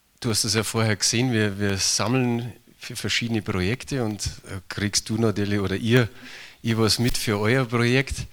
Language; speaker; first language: German; native; German